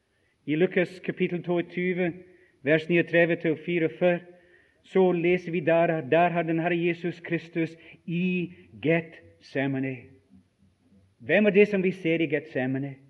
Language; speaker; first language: Norwegian; non-native, fluent; English